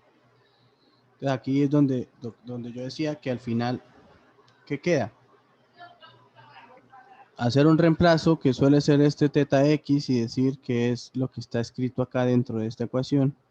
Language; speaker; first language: Spanish; native; Spanish